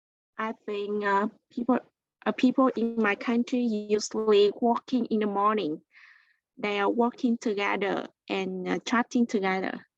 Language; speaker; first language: English; non-native, learner; Vietnamese